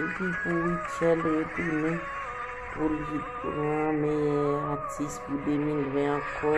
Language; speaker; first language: French; non-native, local second language; Haitian Creole